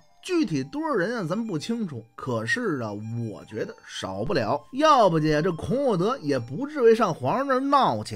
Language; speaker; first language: Chinese; native; Chinese